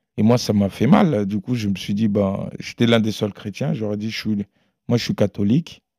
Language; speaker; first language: French; early bilingual, other home language; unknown